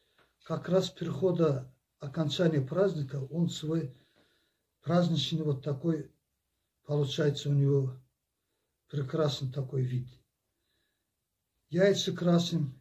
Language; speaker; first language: Russian; non-native, local second language; Azerbaijani